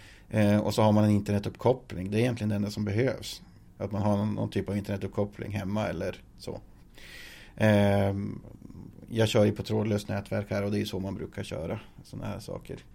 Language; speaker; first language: Swedish; native; Swedish